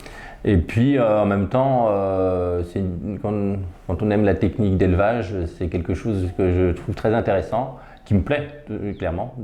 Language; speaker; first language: French; native; French